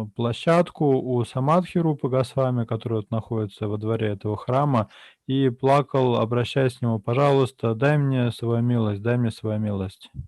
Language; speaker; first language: Russian; native; Russian